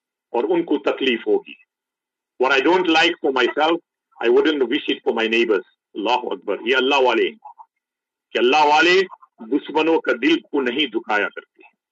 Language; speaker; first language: English; native; English